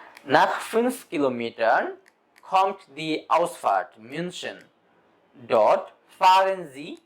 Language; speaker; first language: German; non-native, fluent; Bangla